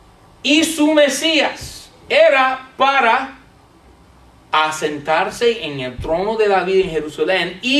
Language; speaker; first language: Spanish; non-native, fluent; English